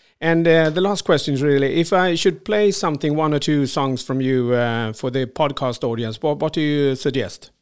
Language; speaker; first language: English; non-native, fluent; Swedish